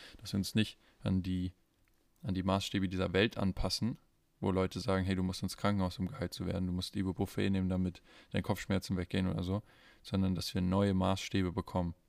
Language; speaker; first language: German; native; German